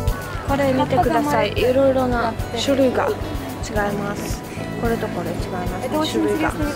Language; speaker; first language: Japanese; non-native, fluent; Russian